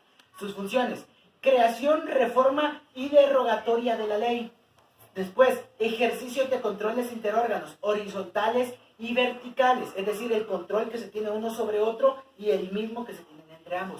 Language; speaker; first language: Spanish; native; Spanish